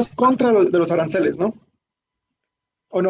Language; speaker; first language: Spanish; early bilingual, heritage; Spanish